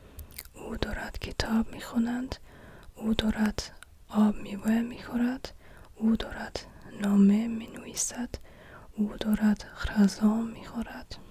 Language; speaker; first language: Persian; non-native, learner; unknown